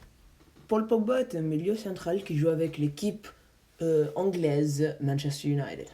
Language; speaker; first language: French; non-native, learner; English